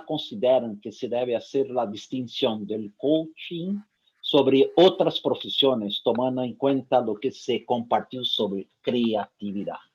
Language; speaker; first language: Spanish; non-native, fluent; Portuguese